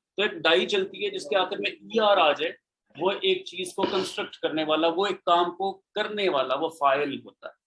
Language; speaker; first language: Urdu; native; Urdu